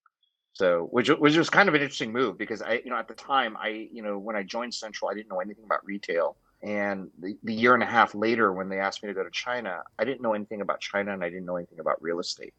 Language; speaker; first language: English; native; English